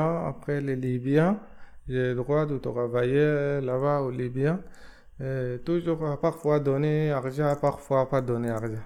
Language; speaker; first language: French; non-native, learner; Arabic